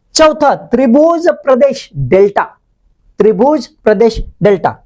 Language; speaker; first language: Hindi; non-native, local second language; Marathi